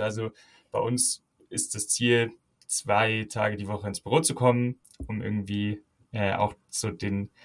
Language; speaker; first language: German; native; German